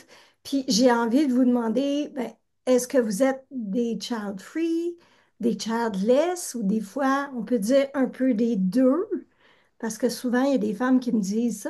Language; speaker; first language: French; native; French